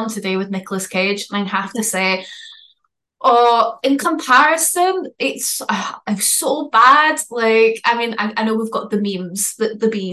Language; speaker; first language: English; native; English